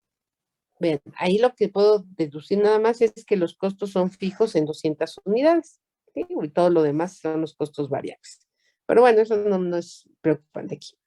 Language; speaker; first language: Spanish; native; Spanish